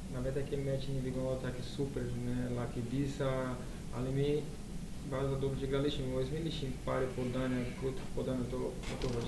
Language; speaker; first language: Polish; non-native, learner; Portuguese